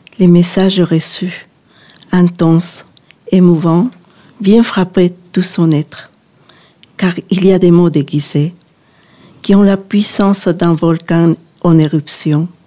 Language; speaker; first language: French; non-native, fluent; Spanish